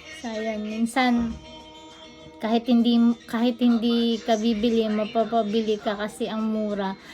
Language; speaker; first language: Filipino; native; Filipino